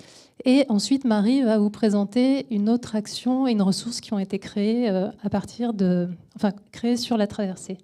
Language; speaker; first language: French; native; French